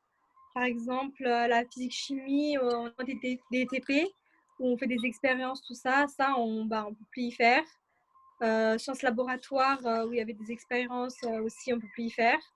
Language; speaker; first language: French; early bilingual, other home language; Turkish